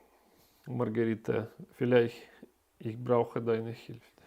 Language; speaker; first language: German; non-native, learner; Russian